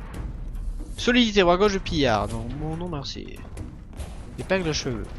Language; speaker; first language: French; native; French